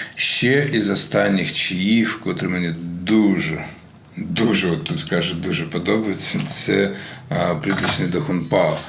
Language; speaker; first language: Ukrainian; non-native, local second language; Russian